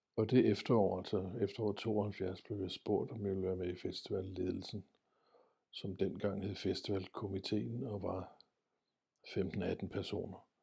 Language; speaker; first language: Danish; native; Danish